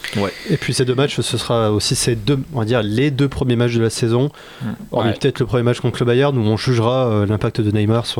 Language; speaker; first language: French; native; French